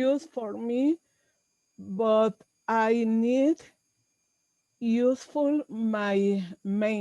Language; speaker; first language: English; non-native, learner; Spanish